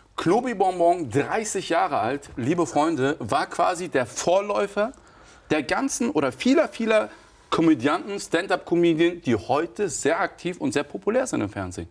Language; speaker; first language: German; early bilingual, other home language; Turkish